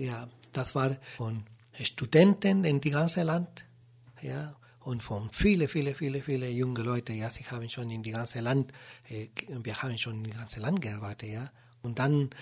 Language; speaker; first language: German; non-native, learner; Spanish